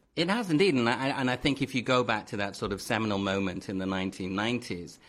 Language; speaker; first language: English; native; English